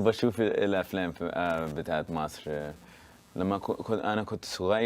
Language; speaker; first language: Arabic; early bilingual, heritage; Arabic